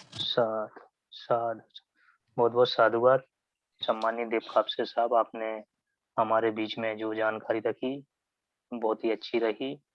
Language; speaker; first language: Hindi; native; Hindi